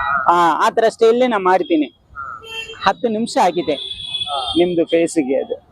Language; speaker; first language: Kannada; non-native, local second language; Tamil